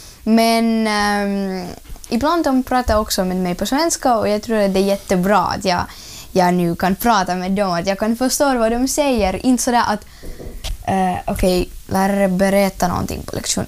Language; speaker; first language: Swedish; non-native, learner; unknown